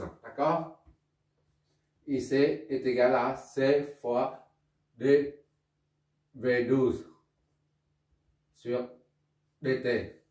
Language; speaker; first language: French; non-native, local second language; Arabic